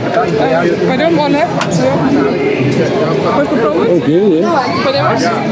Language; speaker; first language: Spanish; non-native, learner; Russian